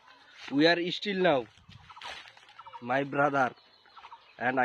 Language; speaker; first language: English; non-native, learner; Bangla